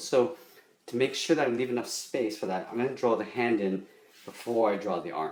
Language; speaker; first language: English; native; English